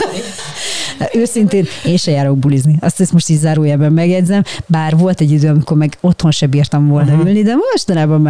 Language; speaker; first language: Hungarian; native; Hungarian